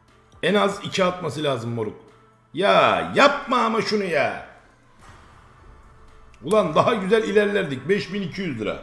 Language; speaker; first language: Turkish; native; Turkish